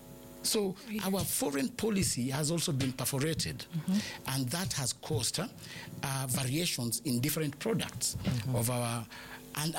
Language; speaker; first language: English; non-native, local second language; Luyia